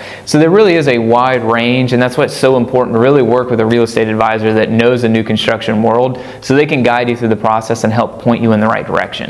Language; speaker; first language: English; native; English